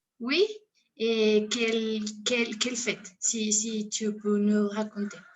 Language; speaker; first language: French; non-native, learner; Spanish